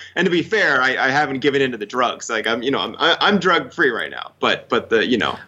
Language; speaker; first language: English; native; English